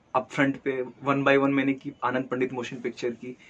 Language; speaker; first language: Hindi; native; Hindi